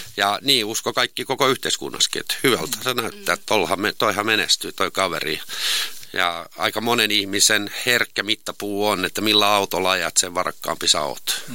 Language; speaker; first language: Finnish; non-native, local second language; Swedish